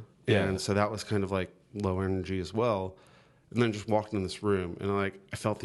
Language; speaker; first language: English; native; English